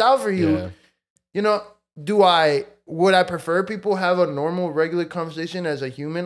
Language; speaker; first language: English; early bilingual, other home language; Spanish